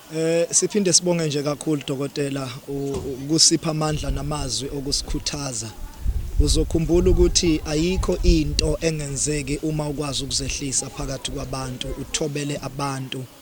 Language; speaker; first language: Zulu; native; Zulu